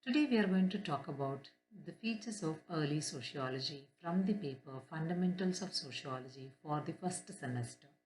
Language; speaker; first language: English; non-native, local second language; Kannada